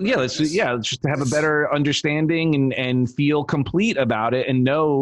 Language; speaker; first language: English; native; English